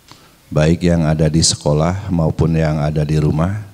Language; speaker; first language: Indonesian; native; Indonesian